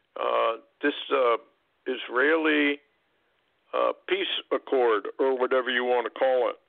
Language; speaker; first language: English; native; English